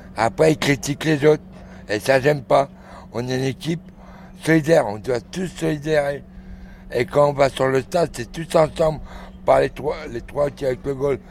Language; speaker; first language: French; native; French